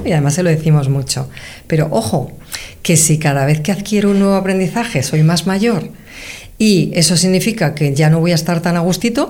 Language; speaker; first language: Spanish; native; Spanish